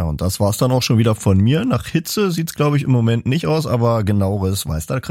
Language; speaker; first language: German; native; German